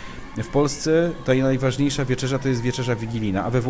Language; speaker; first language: Polish; native; Polish